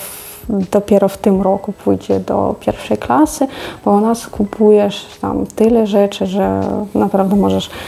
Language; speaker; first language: Polish; non-native, fluent; Russian